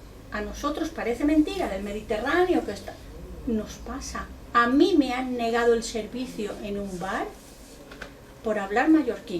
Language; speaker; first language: Spanish; non-native, local second language; Catalan